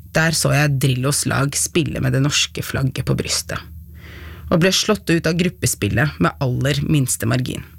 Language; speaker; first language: Norwegian; early bilingual, other home language; Arabic